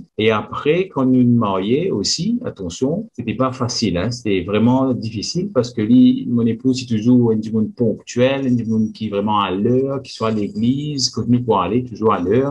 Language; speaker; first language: French; non-native, local second language; Morisyen